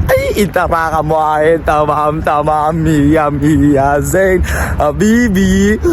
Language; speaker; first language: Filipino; non-native, local second language; Pampanga